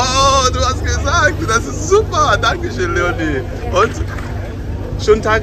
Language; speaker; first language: German; non-native, learner; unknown